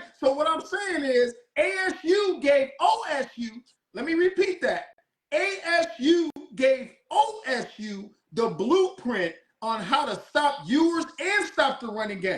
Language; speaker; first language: English; native; English